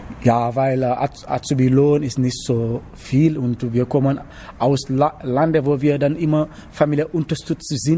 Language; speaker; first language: German; non-native, learner; Wolof